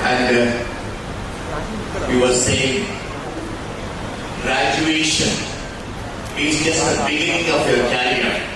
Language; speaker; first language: English; non-native, local second language; Telugu